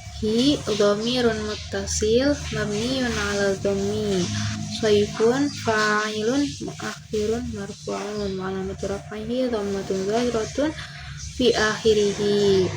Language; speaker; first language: Arabic; non-native, learner; Indonesian